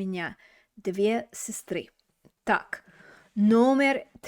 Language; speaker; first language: Russian; non-native, fluent; English